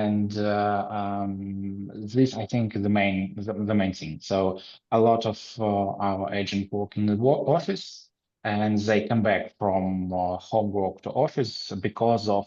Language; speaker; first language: English; non-native, learner; Ukrainian